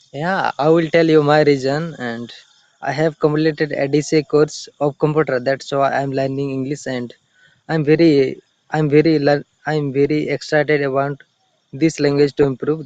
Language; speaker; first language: English; non-native, learner; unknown